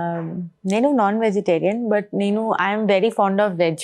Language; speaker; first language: Telugu; non-native, local second language; Bangla